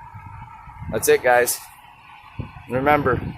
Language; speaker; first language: English; native; English